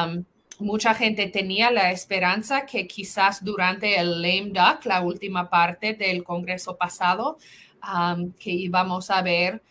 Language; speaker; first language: Spanish; non-native, fluent; English